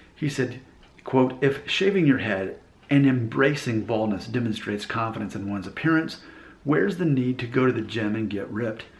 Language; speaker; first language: English; native; English